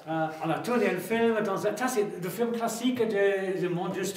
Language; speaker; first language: French; non-native, fluent; English